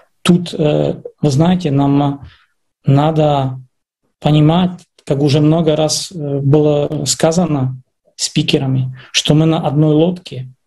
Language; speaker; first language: Russian; non-native, fluent; Czech